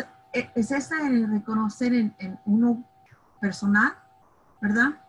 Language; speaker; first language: Spanish; early bilingual, heritage; Spanish